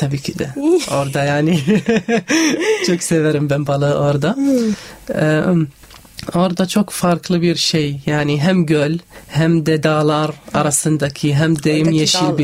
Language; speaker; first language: Turkish; non-native, learner; Arabic